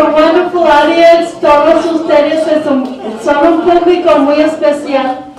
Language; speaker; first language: Spanish; early bilingual, heritage; Spanish